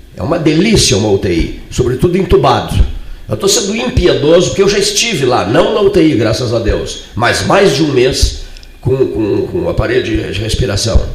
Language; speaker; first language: Portuguese; native; Portuguese